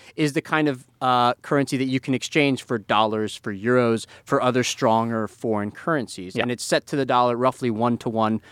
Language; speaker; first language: English; early bilingual, other home language; Spanish